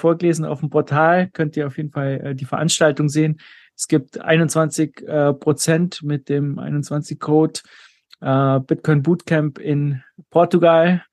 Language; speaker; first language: German; native; German